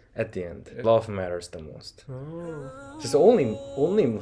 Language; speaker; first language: English; non-native, learner; Korean